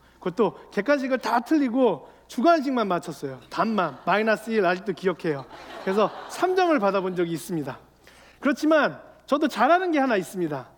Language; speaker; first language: Korean; native; Korean